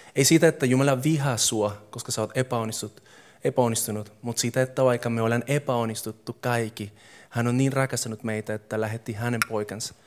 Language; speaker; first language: Finnish; non-native, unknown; English